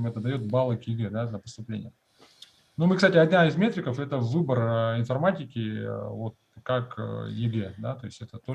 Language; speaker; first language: Russian; native; Russian